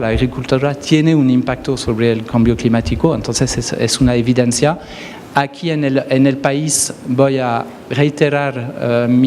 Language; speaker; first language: Spanish; non-native, fluent; French